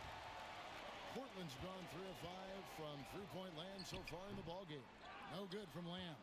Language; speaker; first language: English; native; English